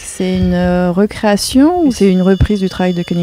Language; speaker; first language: French; native; French